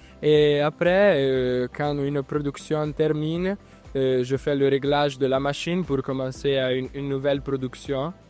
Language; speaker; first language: French; non-native, fluent; Italian